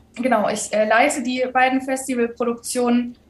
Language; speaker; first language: German; native; German